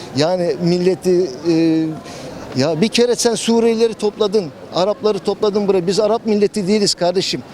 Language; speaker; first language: Turkish; native; Turkish